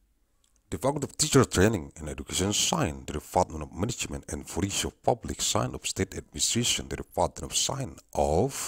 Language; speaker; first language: English; non-native, learner; Indonesian